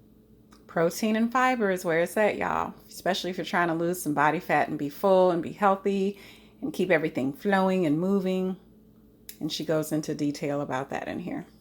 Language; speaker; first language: English; native; English